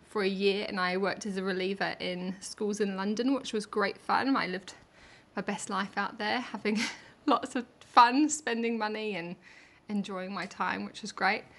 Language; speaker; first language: English; native; English